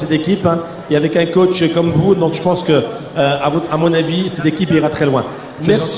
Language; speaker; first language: French; native; French